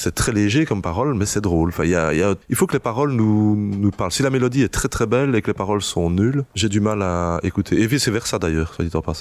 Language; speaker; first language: French; native; French